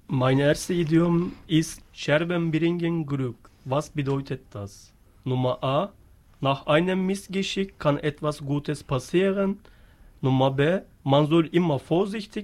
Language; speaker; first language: German; non-native, learner; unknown